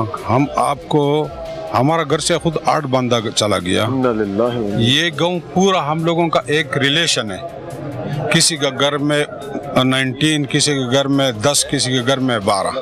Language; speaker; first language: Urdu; non-native, local second language; Pashto